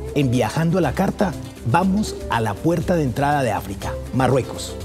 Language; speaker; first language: Spanish; native; Spanish